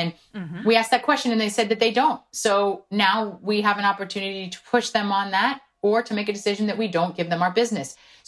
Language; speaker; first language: English; non-native, fluent; Korean